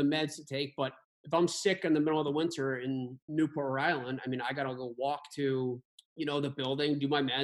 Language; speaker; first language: English; native; English